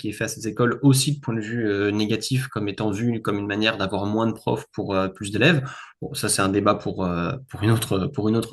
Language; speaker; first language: French; native; French